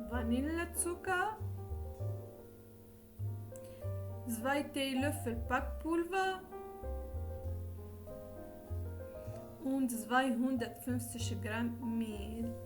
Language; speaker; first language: German; non-native, learner; Arabic